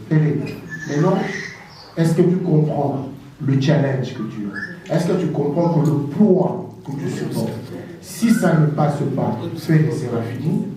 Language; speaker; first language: French; non-native, local second language; Lingala